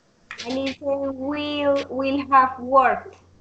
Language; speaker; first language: English; non-native, learner; Spanish